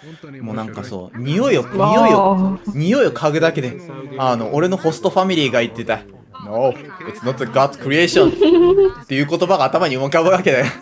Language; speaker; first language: Japanese; native; Japanese